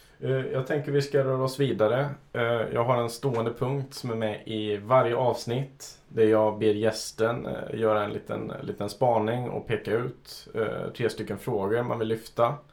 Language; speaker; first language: Swedish; native; Swedish